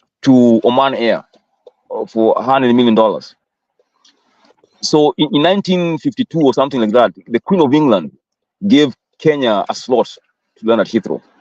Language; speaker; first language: English; non-native, local second language; Swahili